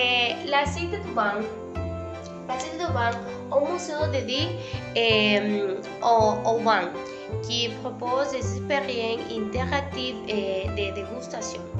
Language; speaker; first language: French; non-native, learner; Spanish